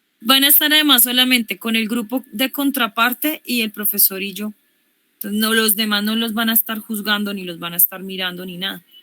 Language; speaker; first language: Spanish; native; Spanish